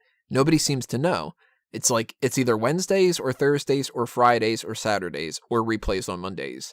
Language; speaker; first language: English; native; English